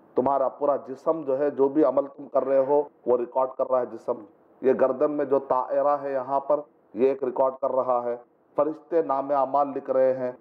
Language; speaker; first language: Urdu; native; Urdu